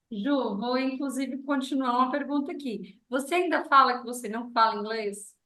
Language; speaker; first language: Portuguese; native; Portuguese